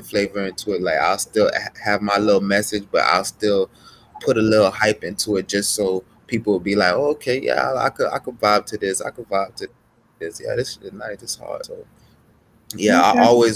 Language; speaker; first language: English; native; English